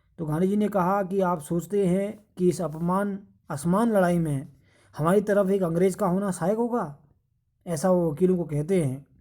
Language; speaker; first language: Hindi; native; Hindi